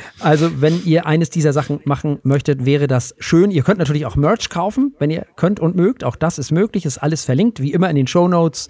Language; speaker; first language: German; native; German